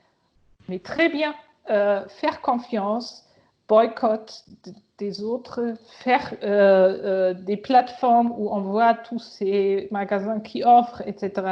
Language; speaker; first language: French; non-native, fluent; German